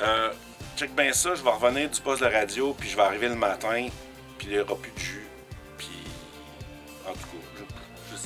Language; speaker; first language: French; native; French